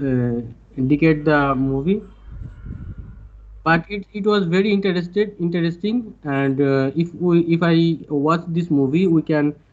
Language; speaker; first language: English; non-native, learner; Bangla